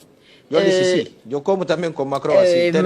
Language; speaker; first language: Spanish; non-native, learner; Portuguese